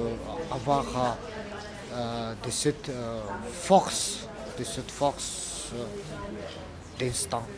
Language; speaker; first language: French; non-native, learner; Mongolian